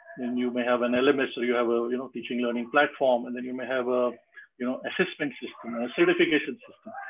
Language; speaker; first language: English; non-native, local second language; Marathi